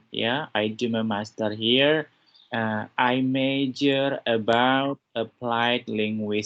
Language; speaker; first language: English; non-native, fluent; Indonesian